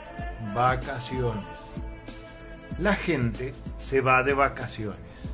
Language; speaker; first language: Spanish; native; Spanish